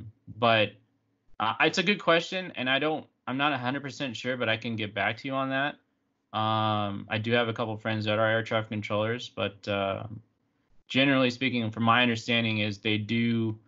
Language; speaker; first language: English; native; English